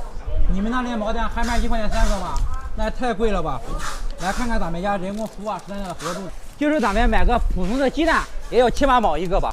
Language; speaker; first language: Chinese; native; Chinese